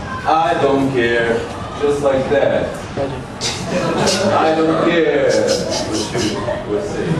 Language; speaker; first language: English; non-native, learner; Italian